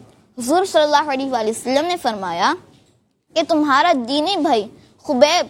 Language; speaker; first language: Urdu; native; Urdu